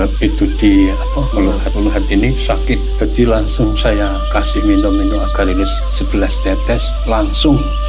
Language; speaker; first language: Indonesian; non-native, local second language; Javanese